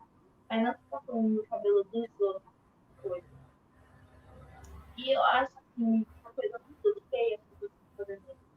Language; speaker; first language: Portuguese; early bilingual, other home language; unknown